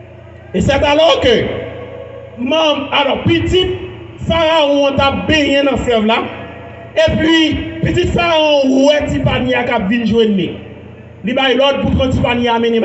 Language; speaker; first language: French; non-native, local second language; Haitian Creole